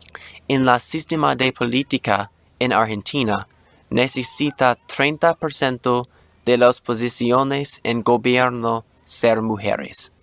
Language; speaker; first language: Spanish; non-native, learner; English